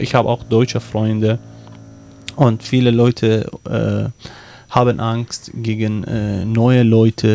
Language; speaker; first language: German; non-native, learner; Arabic